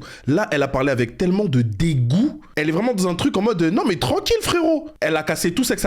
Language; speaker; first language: French; native; French